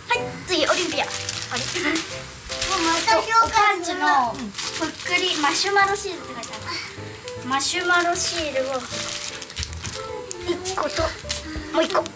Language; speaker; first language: Japanese; native; Japanese